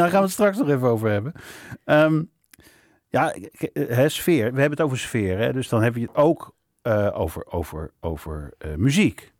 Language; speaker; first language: Dutch; native; Dutch